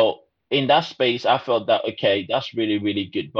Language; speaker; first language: English; non-native, local second language; Igbo